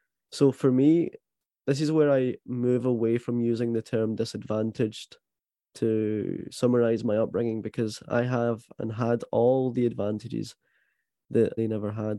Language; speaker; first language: English; native; English